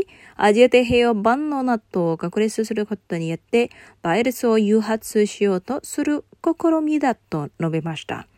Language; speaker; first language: Japanese; non-native, fluent; Indonesian